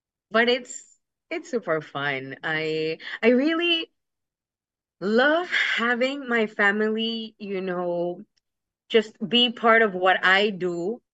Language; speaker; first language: English; early bilingual, other home language; Spanish